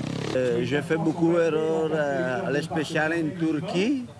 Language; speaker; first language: French; non-native, learner; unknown